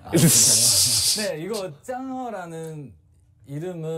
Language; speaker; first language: Korean; non-native, learner; Chinese